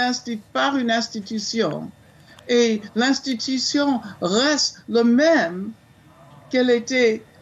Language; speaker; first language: French; non-native, fluent; English